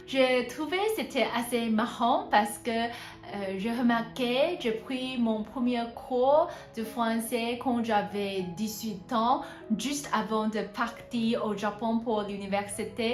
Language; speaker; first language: French; non-native, fluent; Hakka Chinese